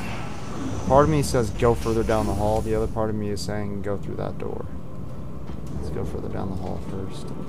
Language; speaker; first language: English; native; English